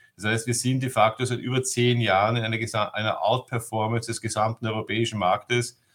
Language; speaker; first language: German; native; German